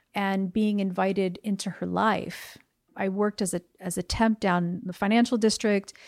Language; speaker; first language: English; early bilingual, other home language; Spanish